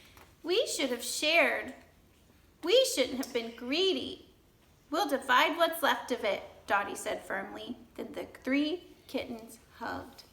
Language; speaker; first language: English; native; English